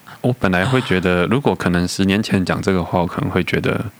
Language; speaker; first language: Chinese; native; Chinese